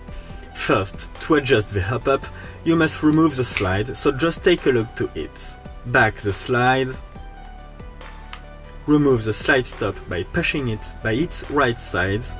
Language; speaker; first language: English; non-native, fluent; French